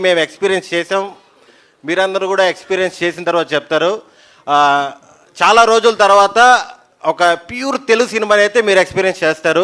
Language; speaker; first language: Telugu; native; Telugu